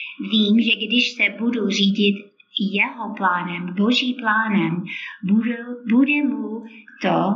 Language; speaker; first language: Czech; non-native, fluent; English